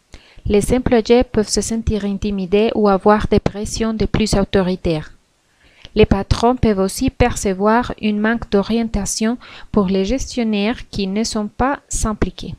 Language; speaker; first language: French; non-native, learner; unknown